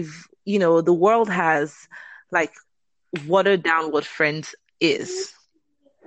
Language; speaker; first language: English; non-native, local second language; Yoruba